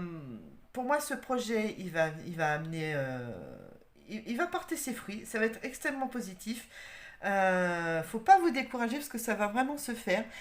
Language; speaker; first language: French; native; French